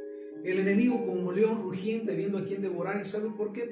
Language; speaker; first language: Spanish; native; Spanish